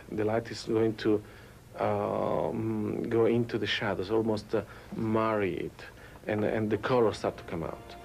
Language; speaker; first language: English; non-native, fluent; Italian